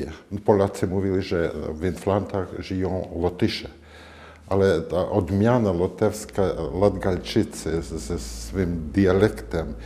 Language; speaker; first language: Polish; non-native, fluent; Latvian